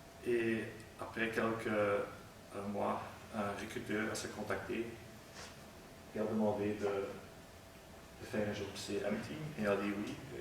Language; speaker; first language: French; non-native, learner; Dutch